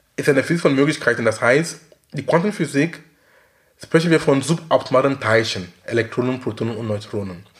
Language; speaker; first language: German; non-native, fluent; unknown